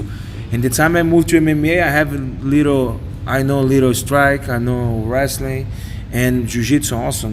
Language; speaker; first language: English; non-native, learner; Portuguese